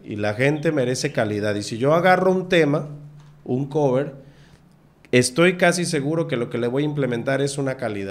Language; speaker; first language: Spanish; native; Spanish